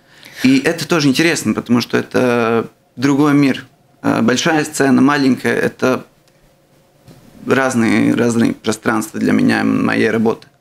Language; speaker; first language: Russian; non-native, local second language; Latvian